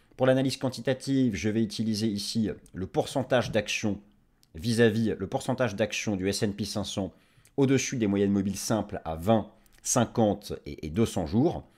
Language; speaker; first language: French; native; French